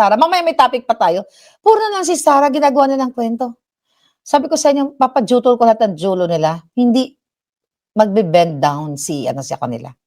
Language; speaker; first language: Filipino; non-native, local second language; Hiligaynon